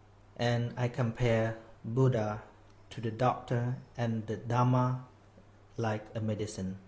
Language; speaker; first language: English; non-native, fluent; Khmer